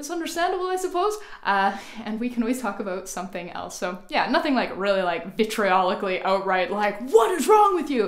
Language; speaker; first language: English; native; English